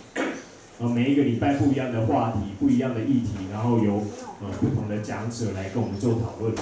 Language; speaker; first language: Chinese; native; Chinese